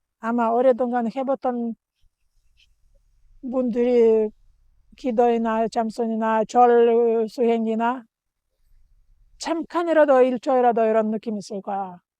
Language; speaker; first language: Korean; non-native, learner; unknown